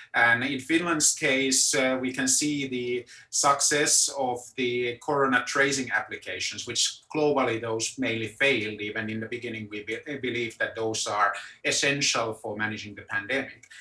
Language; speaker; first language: English; non-native, fluent; Finnish